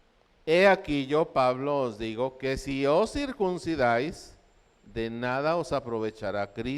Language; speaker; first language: Spanish; native; Spanish